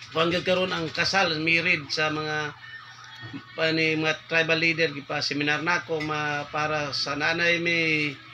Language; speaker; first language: Cebuano; non-native, local second language; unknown